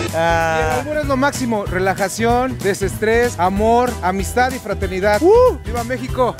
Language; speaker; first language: Spanish; native; Spanish